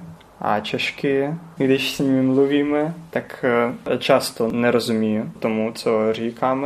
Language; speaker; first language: Czech; non-native, learner; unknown